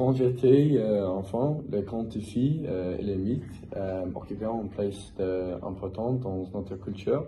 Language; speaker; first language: French; non-native, learner; English